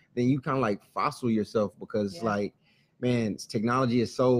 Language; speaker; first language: English; native; English